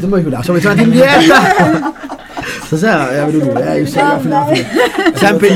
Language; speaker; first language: Italian; native; Italian